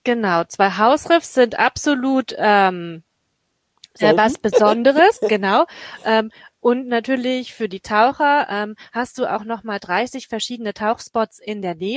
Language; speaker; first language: German; native; German